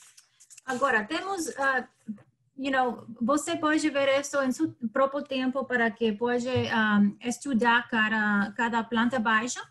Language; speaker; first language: Portuguese; non-native, learner; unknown